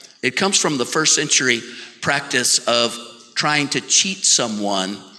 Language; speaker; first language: English; native; English